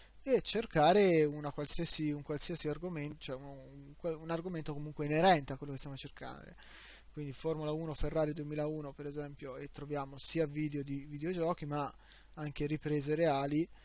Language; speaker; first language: Italian; native; Italian